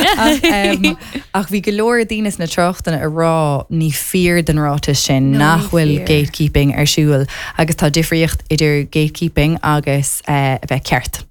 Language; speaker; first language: Irish; non-native, local second language; English